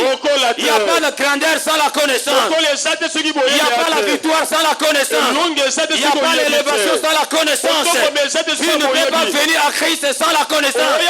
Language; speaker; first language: French; non-native, local second language; Lingala